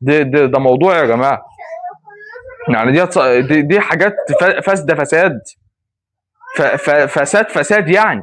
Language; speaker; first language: Arabic; native; Arabic